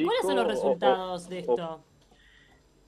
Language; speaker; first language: Spanish; native; Spanish